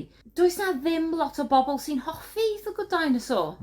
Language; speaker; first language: Welsh; non-native, learner; English